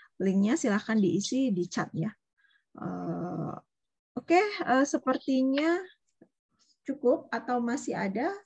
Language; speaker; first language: Indonesian; native; Indonesian